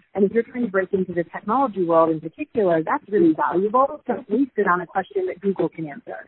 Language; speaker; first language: English; native; English